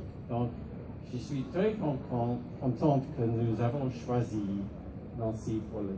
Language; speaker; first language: French; non-native, learner; English